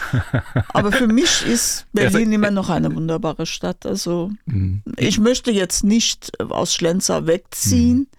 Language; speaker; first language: German; non-native, fluent; Persian